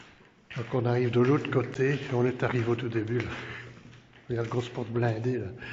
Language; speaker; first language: French; native; French